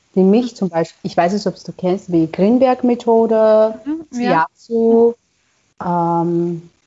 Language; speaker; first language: German; non-native, fluent; Chinese